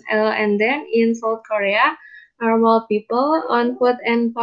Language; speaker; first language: English; non-native, learner; Indonesian